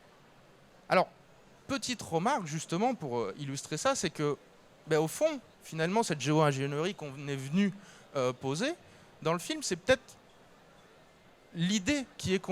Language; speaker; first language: French; native; French